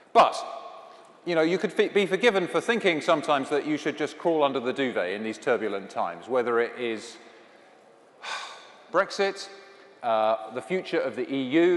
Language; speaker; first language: English; native; English